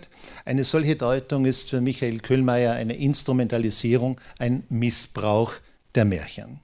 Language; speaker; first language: German; native; German